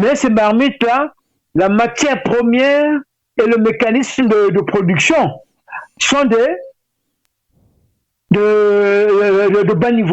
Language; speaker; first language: French; non-native, local second language; Lingala